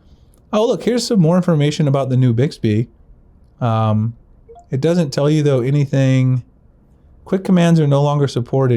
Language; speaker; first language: English; native; English